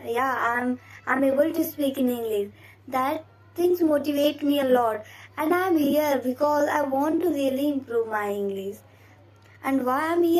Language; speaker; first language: English; non-native, learner; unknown